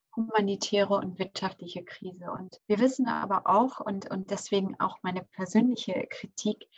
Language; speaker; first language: German; early bilingual, other home language; English